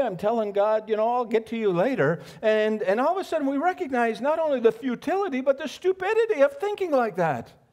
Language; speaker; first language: English; native; English